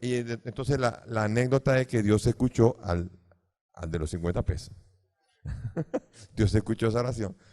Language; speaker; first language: Spanish; native; Spanish